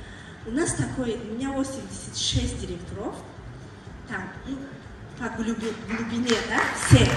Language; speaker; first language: Russian; non-native, learner; Tajik